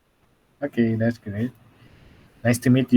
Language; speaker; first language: English; non-native, fluent; Indonesian